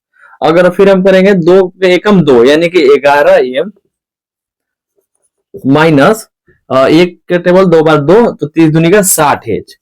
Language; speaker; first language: Hindi; native; Hindi